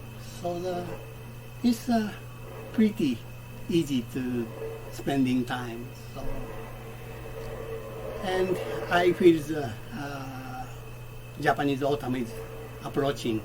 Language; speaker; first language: English; non-native, learner; Japanese